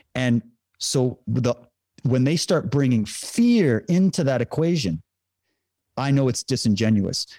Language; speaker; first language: English; native; English